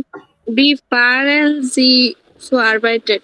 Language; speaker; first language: German; non-native, learner; Bangla